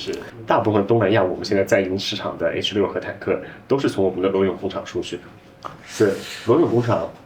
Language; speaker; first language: Chinese; native; Chinese